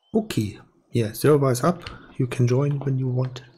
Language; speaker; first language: English; non-native, fluent; German